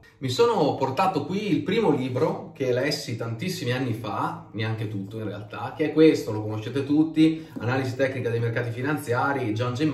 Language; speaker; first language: Italian; native; Italian